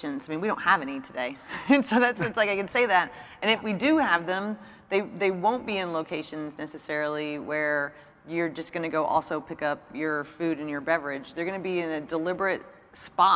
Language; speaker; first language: English; native; English